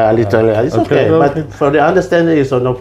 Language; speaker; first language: English; non-native, learner; Indonesian